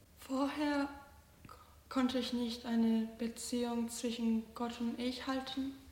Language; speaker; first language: German; non-native, learner; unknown